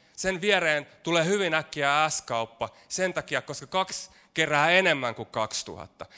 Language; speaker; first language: Finnish; native; Finnish